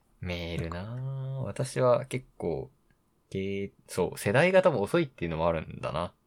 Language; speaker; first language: Japanese; native; Japanese